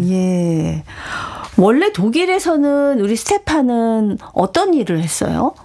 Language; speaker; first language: Korean; native; Korean